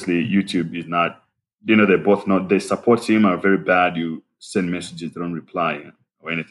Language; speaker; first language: English; non-native, local second language; Nyanja